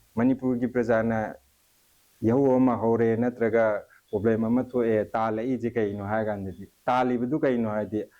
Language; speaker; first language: Manipuri; native; Manipuri